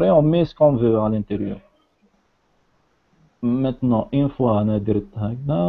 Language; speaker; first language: French; non-native, local second language; Arabic